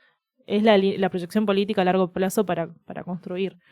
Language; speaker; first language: Spanish; native; Spanish